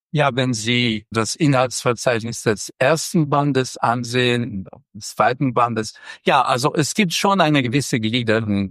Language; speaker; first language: German; non-native, fluent; Romanian